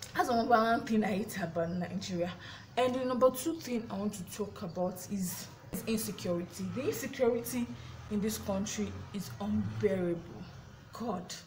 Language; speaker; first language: English; non-native, local second language; Yoruba